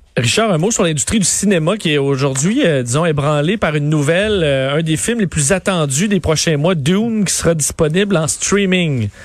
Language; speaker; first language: French; native; French